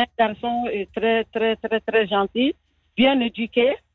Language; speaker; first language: French; non-native, learner; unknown